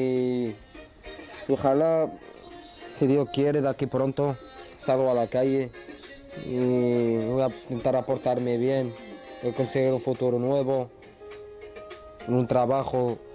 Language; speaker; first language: Spanish; early bilingual, other home language; Arabic